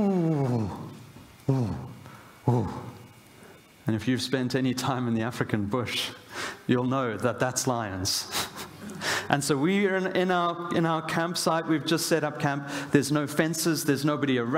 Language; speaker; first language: English; native; English